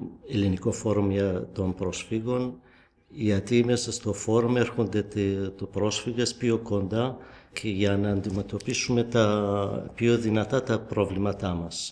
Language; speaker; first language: Greek; non-native, fluent; Kurdish